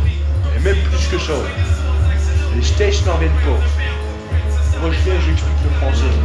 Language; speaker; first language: French; native; French